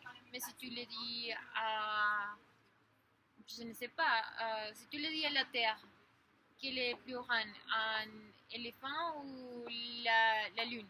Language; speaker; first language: French; non-native, learner; Spanish